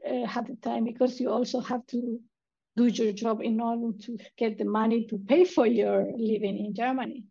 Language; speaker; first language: English; non-native, fluent; Spanish